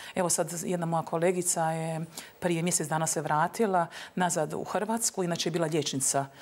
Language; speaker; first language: Croatian; native; Croatian